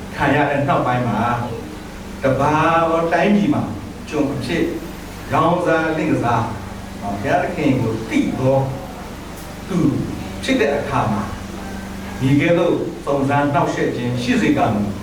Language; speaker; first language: Burmese; non-native, local second language; S'gaw Karen